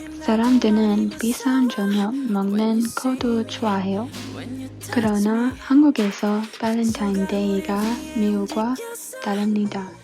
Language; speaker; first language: Korean; non-native, learner; English